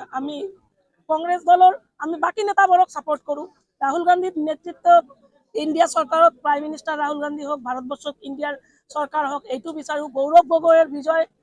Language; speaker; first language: Assamese; non-native, local second language; Bangla